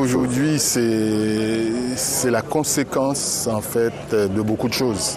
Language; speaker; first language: French; non-native, local second language; Haitian Creole